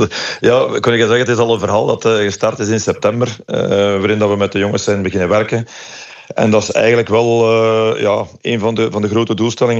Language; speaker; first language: Dutch; native; Dutch